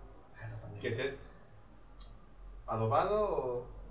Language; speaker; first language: Spanish; native; Spanish